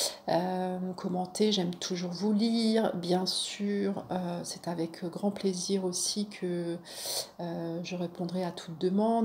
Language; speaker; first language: French; native; French